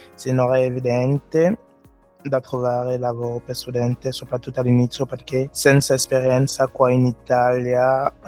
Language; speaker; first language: Italian; non-native, learner; French